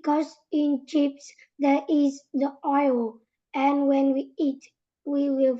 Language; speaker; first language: English; non-native, learner; Vietnamese